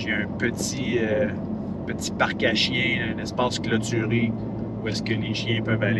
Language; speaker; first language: French; native; French